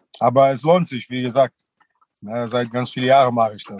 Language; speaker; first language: German; non-native, fluent; Portuguese